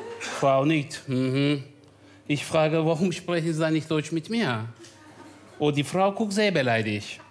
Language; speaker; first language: German; non-native, fluent; Turkish